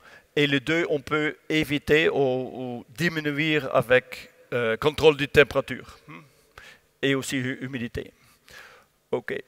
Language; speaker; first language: French; non-native, learner; Dutch